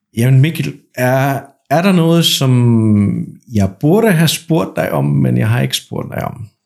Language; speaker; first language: Danish; non-native, fluent; Polish